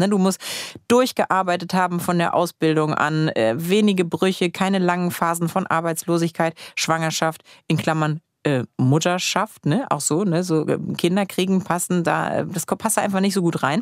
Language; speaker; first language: German; native; German